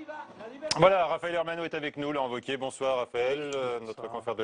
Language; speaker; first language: French; native; French